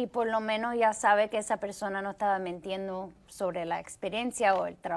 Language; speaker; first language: Spanish; early bilingual, heritage; Spanish